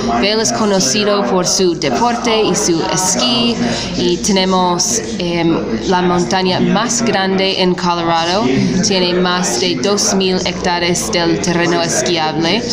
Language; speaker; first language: Spanish; non-native, fluent; English